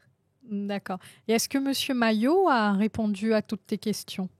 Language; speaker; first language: French; native; French